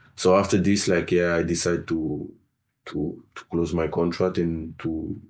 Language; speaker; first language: English; non-native, fluent; French